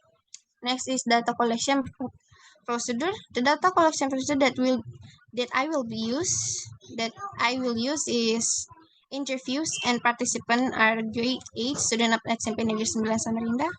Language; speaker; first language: English; non-native, learner; Indonesian